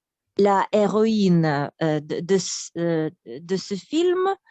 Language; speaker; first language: French; non-native, learner; Russian